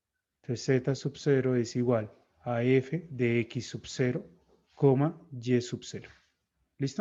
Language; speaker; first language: Spanish; native; Spanish